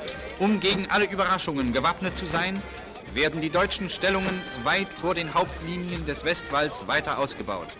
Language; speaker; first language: German; native; German